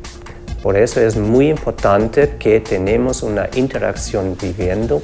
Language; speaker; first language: Spanish; non-native, fluent; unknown